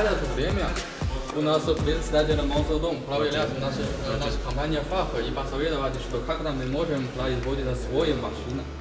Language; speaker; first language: Russian; non-native, learner; Chinese